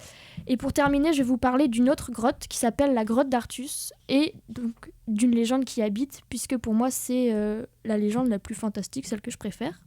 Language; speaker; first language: French; native; French